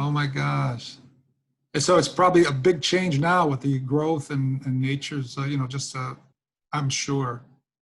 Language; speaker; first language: English; native; English